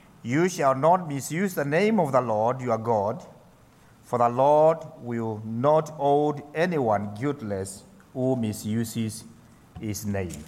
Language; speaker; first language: English; non-native, local second language; Kikuyu